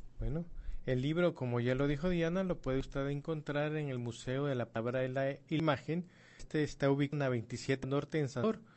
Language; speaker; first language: Spanish; native; Spanish